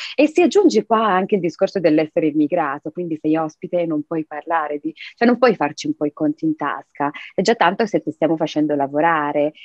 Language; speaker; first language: Italian; early bilingual, other home language; Arabic